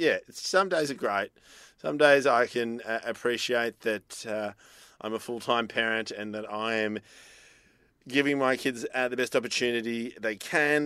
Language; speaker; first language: English; native; English